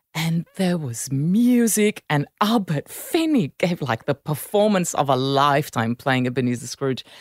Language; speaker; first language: English; non-native, fluent; Italian